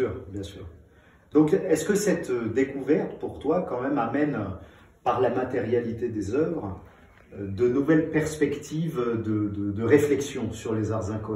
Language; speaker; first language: French; native; French